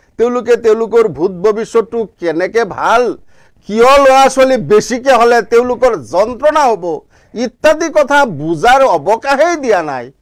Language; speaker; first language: Assamese; non-native, local second language; Bangla